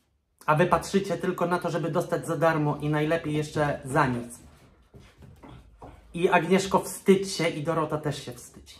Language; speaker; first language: Polish; native; Polish